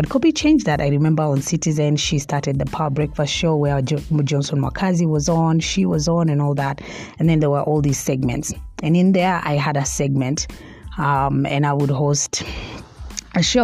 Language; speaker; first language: English; non-native, local second language; Swahili